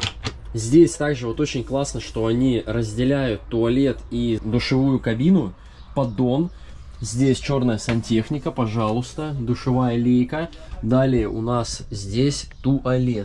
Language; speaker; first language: Russian; native; Russian